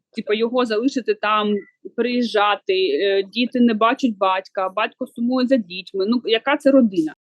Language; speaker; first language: Ukrainian; non-native, local second language; Russian